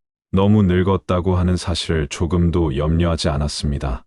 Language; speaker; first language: Korean; native; Korean